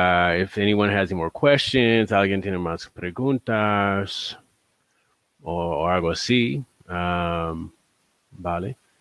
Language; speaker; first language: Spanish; non-native, learner; English